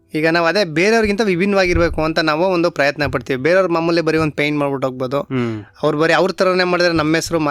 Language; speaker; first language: Kannada; native; Kannada